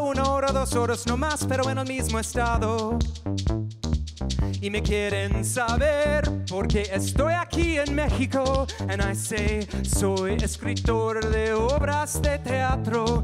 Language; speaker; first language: Spanish; non-native, fluent; English